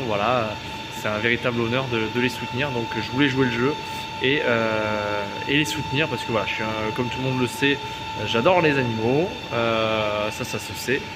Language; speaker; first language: French; native; French